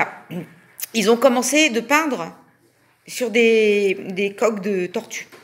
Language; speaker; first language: French; native; French